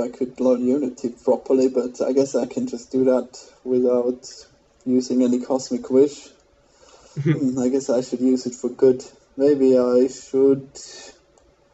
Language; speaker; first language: English; non-native, fluent; German